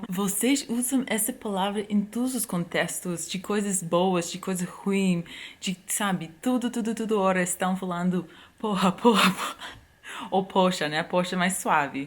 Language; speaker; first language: Portuguese; non-native, fluent; English